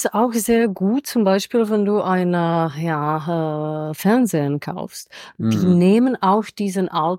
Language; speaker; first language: German; non-native, fluent; Czech